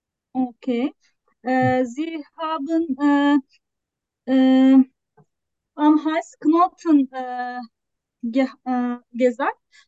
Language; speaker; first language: German; non-native, learner; Turkish